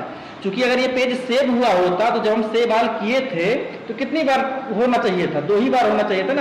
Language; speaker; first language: Hindi; native; Hindi